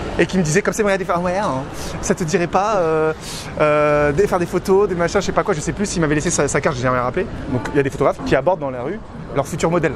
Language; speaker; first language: French; native; French